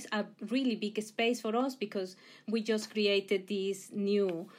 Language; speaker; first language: English; non-native, fluent; Spanish